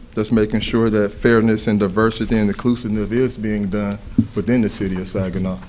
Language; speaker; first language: English; native; English